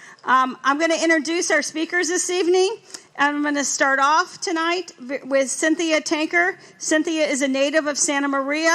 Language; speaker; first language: English; native; English